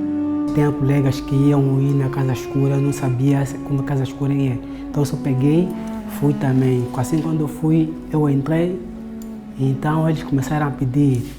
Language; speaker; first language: Portuguese; non-native, local second language; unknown